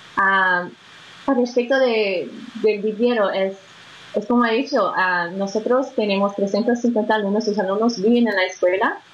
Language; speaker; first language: Spanish; non-native, fluent; Portuguese